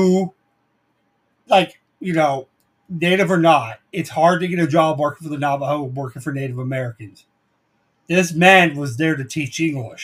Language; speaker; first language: English; native; English